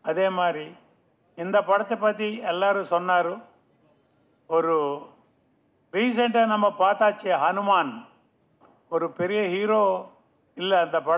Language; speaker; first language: Tamil; non-native, local second language; Telugu